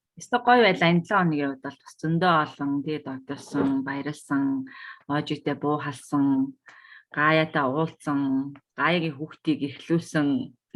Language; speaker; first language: Mongolian; native; Mongolian